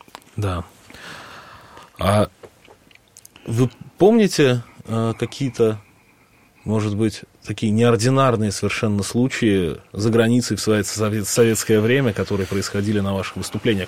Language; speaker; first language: Russian; native; Russian